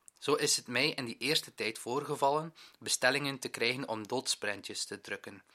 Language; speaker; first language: Dutch; native; Dutch